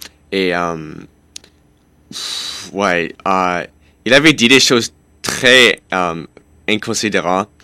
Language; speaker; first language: French; non-native, local second language; English